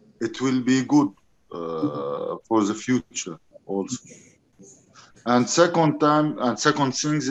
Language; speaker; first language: English; non-native, learner; Arabic